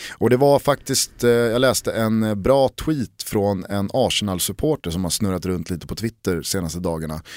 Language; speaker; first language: Swedish; native; Swedish